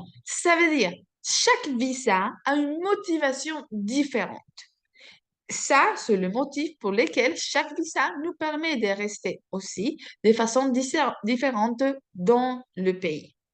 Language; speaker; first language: French; non-native, fluent; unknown